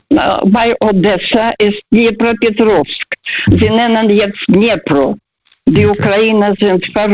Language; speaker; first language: German; early bilingual, heritage; Russian